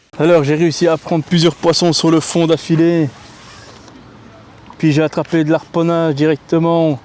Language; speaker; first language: French; native; French